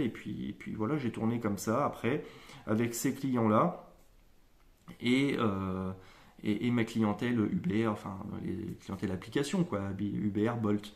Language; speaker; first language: French; native; French